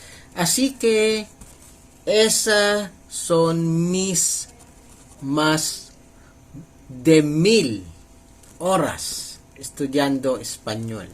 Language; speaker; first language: Spanish; non-native, learner; Filipino